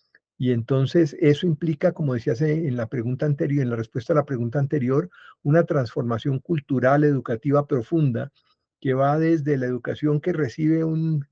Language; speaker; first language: Spanish; native; Spanish